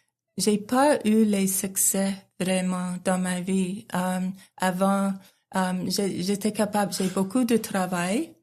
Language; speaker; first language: French; non-native, local second language; English